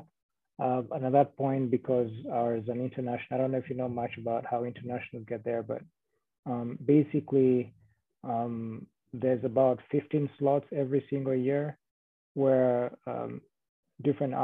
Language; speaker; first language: English; non-native, local second language; Kinyarwanda